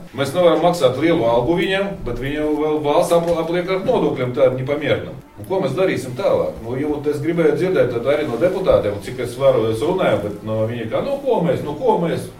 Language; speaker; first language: Latvian; non-native, local second language; Russian